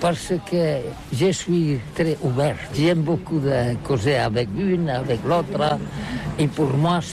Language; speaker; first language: French; non-native, learner; Catalan